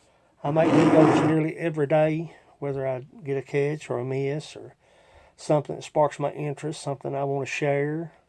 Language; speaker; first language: English; native; English